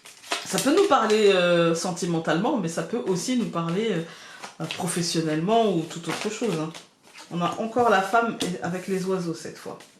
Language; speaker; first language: French; native; French